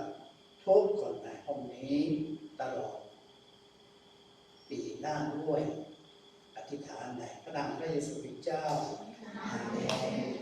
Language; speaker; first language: Thai; non-native, local second language; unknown